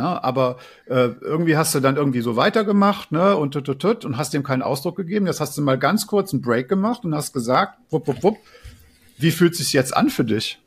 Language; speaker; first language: German; native; German